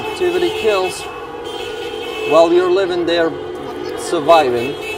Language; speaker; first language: English; non-native, fluent; Ukrainian